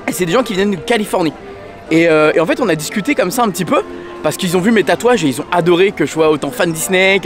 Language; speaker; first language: French; native; French